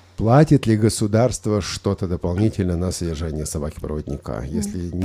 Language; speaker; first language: Russian; native; Russian